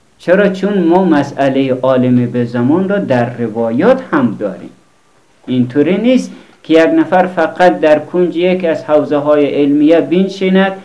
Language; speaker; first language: Persian; native; Persian